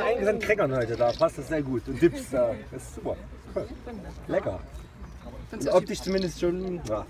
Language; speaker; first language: German; native; German